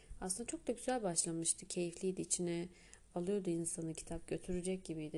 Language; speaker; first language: Turkish; native; Turkish